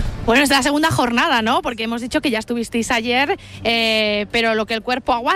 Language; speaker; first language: Spanish; native; Spanish